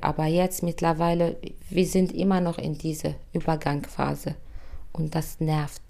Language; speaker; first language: German; non-native, fluent; Arabic